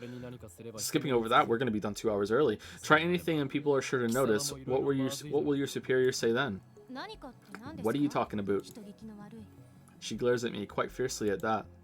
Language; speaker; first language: English; native; English